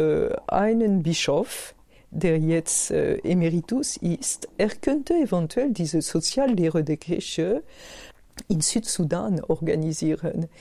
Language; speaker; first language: German; non-native, fluent; French